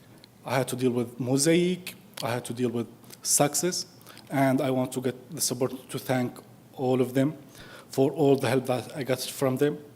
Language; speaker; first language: English; non-native, fluent; Arabic